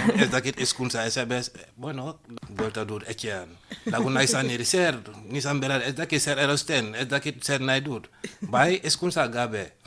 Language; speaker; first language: Basque; non-native, learner; Wolof